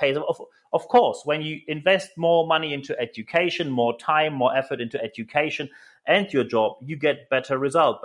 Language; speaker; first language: English; non-native, fluent; German